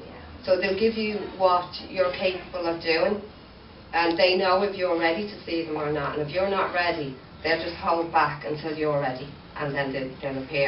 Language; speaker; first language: English; native; English